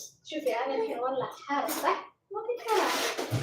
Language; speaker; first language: Arabic; non-native, learner; Tigrinya